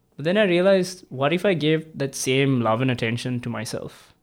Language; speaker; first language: English; non-native, local second language; Tamil